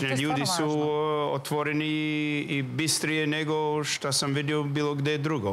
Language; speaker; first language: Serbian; non-native, learner; English